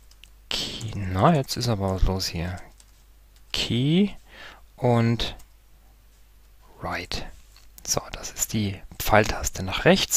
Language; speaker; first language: German; native; German